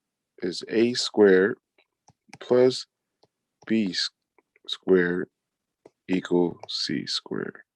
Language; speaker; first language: English; native; English